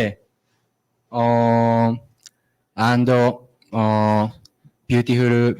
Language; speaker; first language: English; non-native, learner; Japanese